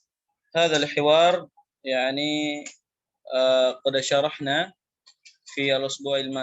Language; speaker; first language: Arabic; non-native, fluent; Indonesian